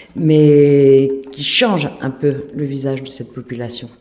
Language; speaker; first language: French; native; French